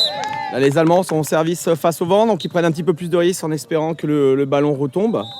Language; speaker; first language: French; native; French